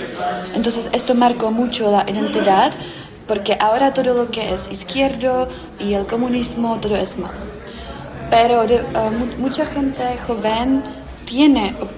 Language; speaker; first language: Spanish; non-native, fluent; Czech